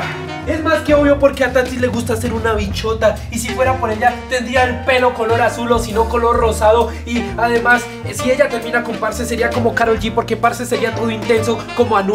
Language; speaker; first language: Spanish; native; Spanish